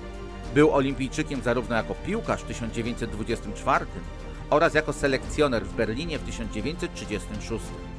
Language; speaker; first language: Polish; native; Polish